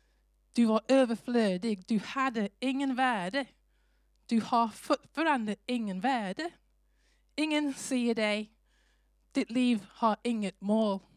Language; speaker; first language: Swedish; non-native, fluent; English